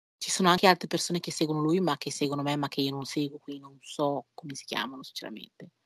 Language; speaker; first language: Italian; native; Italian